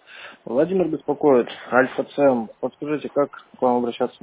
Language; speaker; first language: Russian; native; Russian